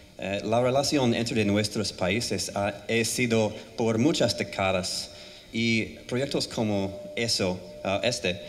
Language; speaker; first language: Spanish; non-native, learner; English